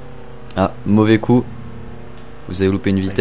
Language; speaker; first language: French; native; French